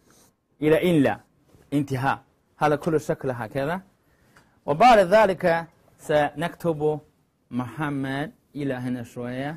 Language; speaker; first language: Arabic; non-native, learner; Chinese